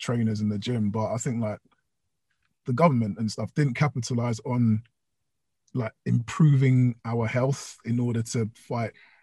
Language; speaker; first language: English; native; English